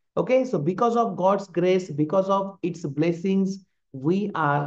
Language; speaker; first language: Hindi; non-native, local second language; Marathi